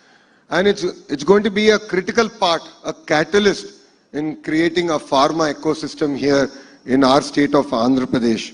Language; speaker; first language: English; non-native, local second language; Telugu